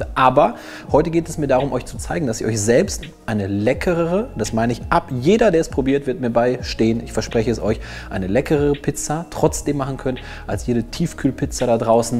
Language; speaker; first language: German; native; German